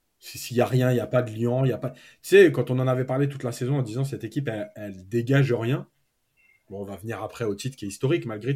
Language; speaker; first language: French; native; French